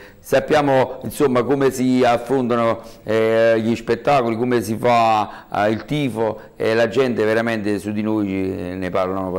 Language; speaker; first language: Italian; native; Italian